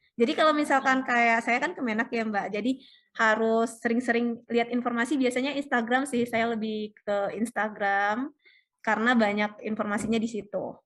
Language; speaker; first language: Indonesian; native; Indonesian